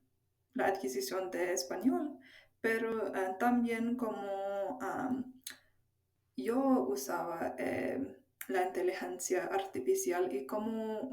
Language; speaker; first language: Spanish; non-native, fluent; English